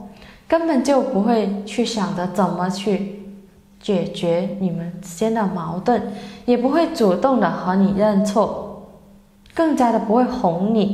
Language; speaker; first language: Chinese; native; Chinese